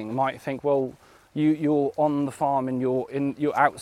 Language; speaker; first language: English; native; English